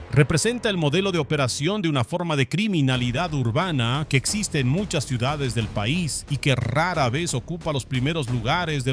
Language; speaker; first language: Spanish; native; Spanish